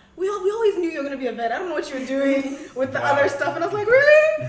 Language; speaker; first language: English; non-native, local second language; Tswana